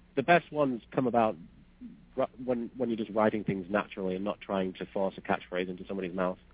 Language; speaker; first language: English; native; English